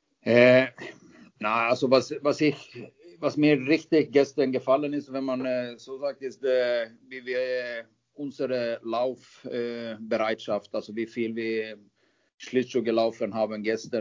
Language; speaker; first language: German; non-native, fluent; Swedish